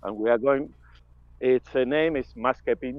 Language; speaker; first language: English; non-native, fluent; Spanish